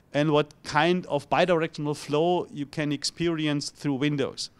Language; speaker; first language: English; non-native, fluent; German